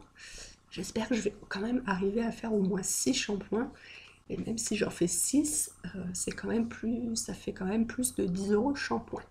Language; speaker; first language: French; native; French